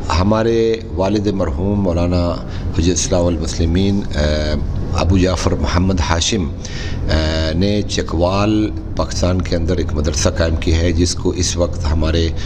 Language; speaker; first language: Urdu; non-native, local second language; Punjabi